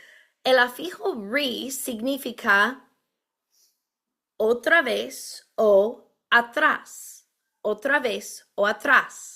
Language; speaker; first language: Spanish; non-native, fluent; English